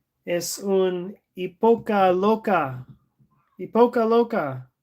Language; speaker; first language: Spanish; non-native, learner; English